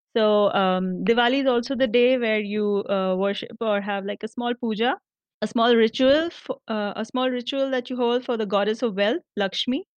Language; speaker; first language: English; non-native, local second language; Marathi